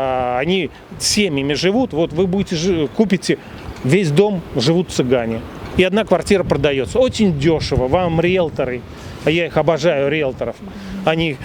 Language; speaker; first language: Russian; native; Russian